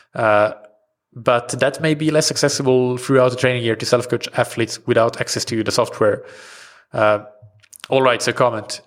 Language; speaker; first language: English; non-native, fluent; Swedish